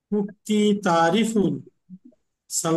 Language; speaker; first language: Arabic; non-native, learner; Bangla